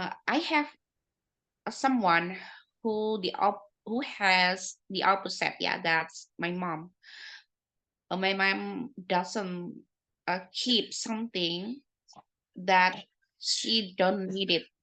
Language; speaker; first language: English; non-native, learner; Indonesian